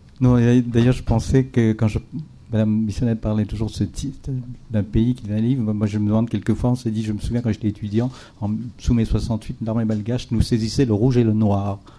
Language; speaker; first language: French; native; French